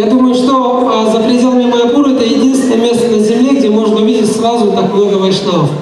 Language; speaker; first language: Russian; native; Russian